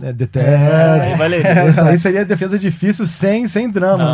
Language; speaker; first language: Portuguese; native; Portuguese